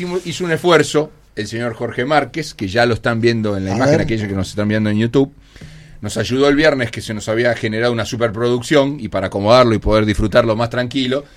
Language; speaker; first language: Spanish; native; Spanish